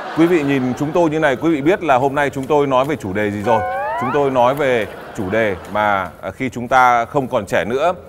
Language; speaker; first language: Vietnamese; native; Vietnamese